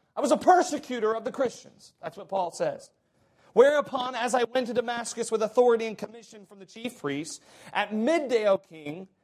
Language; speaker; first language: English; native; English